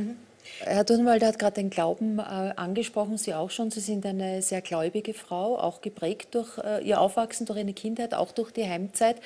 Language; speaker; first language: German; native; German